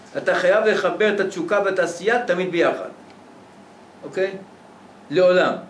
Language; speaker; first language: Hebrew; native; Hebrew